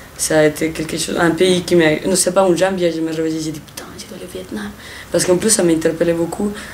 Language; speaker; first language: French; non-native, fluent; Spanish